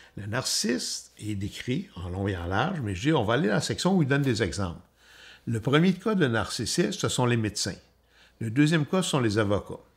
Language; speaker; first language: French; native; French